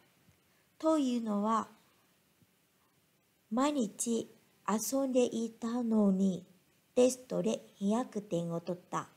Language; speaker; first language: Japanese; non-native, fluent; Vietnamese